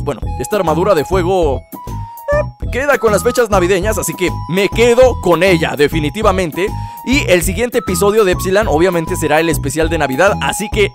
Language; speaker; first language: Spanish; native; Spanish